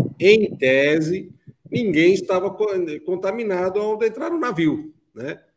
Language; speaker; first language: Portuguese; native; Portuguese